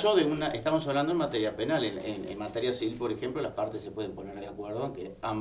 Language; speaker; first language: Spanish; native; Spanish